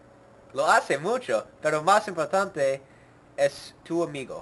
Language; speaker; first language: Spanish; non-native, learner; English